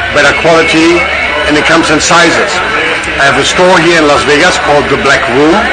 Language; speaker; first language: English; non-native, fluent; German